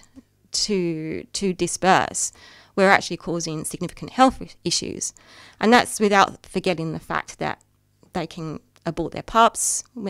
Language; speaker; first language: English; native; English